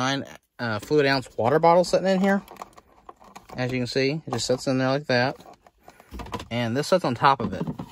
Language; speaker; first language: English; native; English